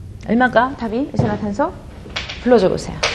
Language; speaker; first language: Korean; native; Korean